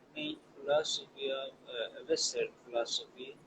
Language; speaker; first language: English; non-native, learner; Persian